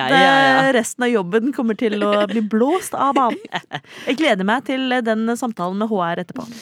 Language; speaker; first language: Norwegian; native; Norwegian